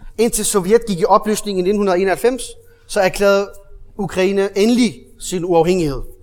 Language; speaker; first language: Danish; early bilingual, other home language; Arabic